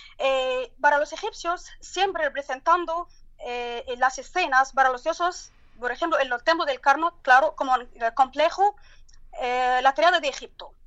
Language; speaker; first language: Spanish; non-native, learner; Arabic